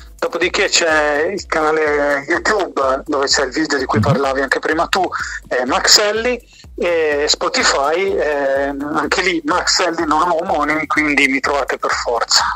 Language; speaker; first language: Italian; native; Italian